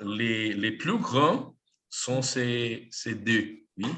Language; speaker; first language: French; non-native, learner; Portuguese